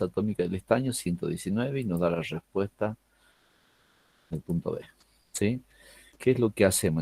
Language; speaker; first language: Spanish; native; Spanish